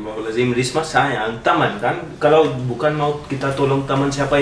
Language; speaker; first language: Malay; non-native, learner; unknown